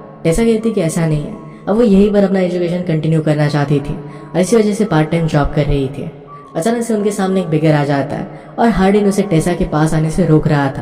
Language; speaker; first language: Hindi; native; Hindi